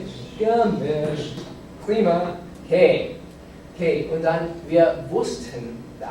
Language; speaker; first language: German; non-native, fluent; English